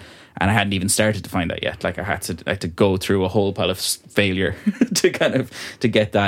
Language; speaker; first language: English; native; English